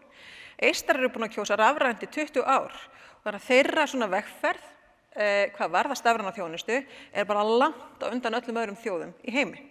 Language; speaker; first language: Icelandic; native; Icelandic